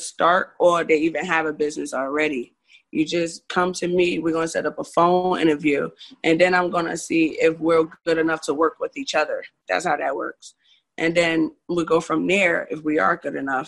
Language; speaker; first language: English; native; English